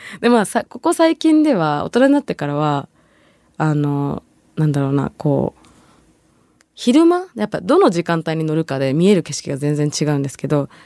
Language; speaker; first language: Japanese; early bilingual, other home language; Bangla